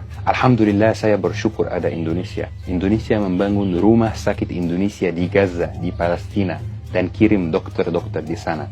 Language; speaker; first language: Indonesian; non-native, fluent; Arabic